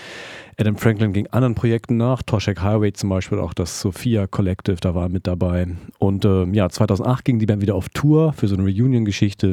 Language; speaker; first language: German; native; German